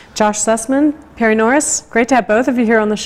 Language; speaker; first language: English; native; English